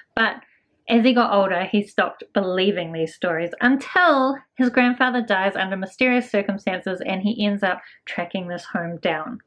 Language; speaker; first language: English; native; English